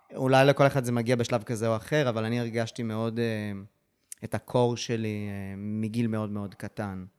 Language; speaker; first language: Hebrew; early bilingual, other home language; English